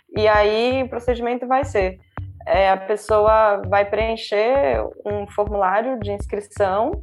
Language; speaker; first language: Portuguese; native; Portuguese